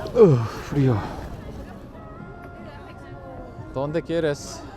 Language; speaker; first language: Spanish; non-native, learner; Korean